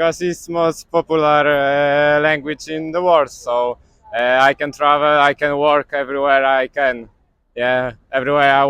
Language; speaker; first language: English; non-native, fluent; Polish